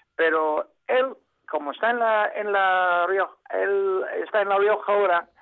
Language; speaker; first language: Spanish; non-native, fluent; English